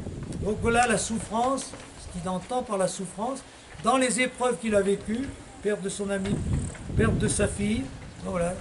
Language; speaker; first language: French; native; French